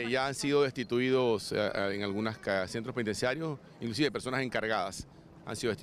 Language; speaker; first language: Spanish; native; Spanish